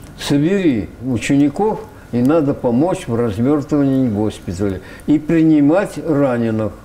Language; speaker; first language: Russian; native; Russian